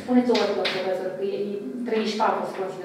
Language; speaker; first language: Romanian; native; Romanian